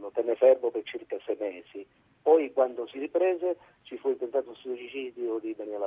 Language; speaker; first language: Italian; native; Italian